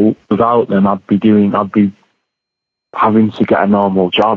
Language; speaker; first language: English; native; English